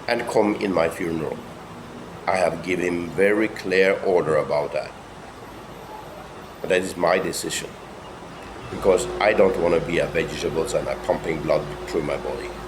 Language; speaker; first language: English; non-native, fluent; Norwegian